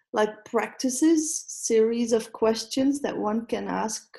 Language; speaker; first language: English; non-native, fluent; Dutch